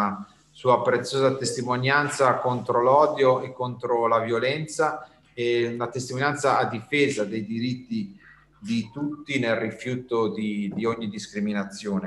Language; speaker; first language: Italian; native; Italian